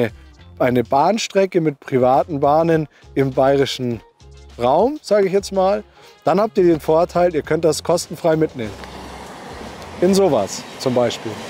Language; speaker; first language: German; native; German